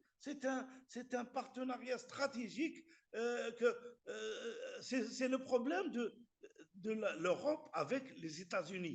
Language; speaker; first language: French; non-native, local second language; Arabic